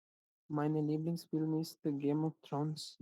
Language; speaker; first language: German; non-native, learner; Bangla